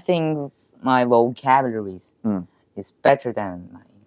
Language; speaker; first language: English; non-native, learner; Chinese